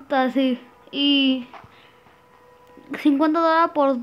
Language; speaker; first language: Spanish; early bilingual, heritage; Spanish